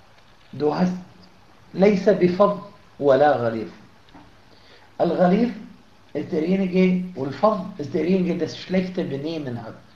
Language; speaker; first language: German; non-native, fluent; Arabic